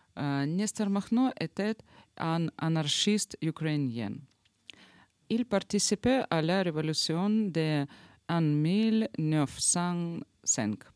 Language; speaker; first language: French; non-native, learner; Ukrainian